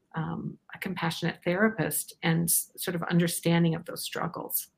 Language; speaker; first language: English; native; English